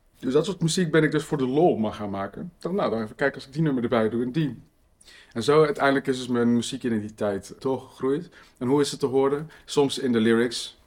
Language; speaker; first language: Dutch; early bilingual, other home language; Riffian